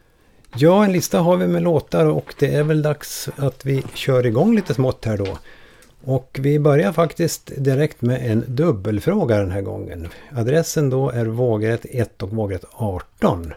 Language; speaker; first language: Swedish; native; Swedish